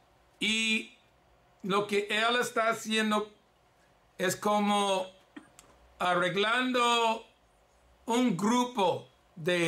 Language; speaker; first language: Spanish; early bilingual, heritage; English